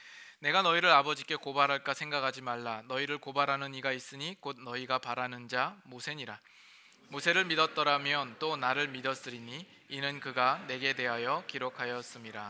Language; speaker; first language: Korean; native; Korean